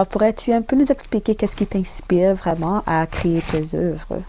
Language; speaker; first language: French; native; French